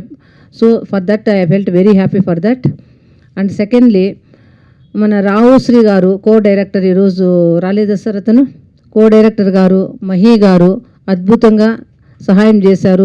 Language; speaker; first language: Telugu; native; Telugu